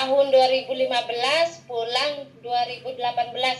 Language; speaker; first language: Indonesian; non-native, local second language; Javanese